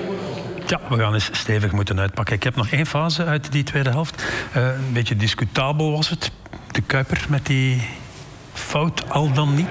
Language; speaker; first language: Dutch; native; Dutch